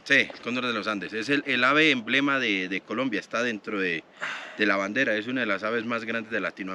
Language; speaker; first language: Spanish; native; Spanish